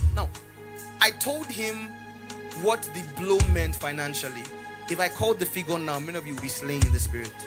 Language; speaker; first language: English; non-native, local second language; Yoruba